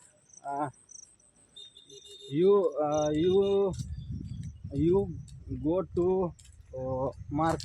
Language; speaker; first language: English; non-native, learner; Hindi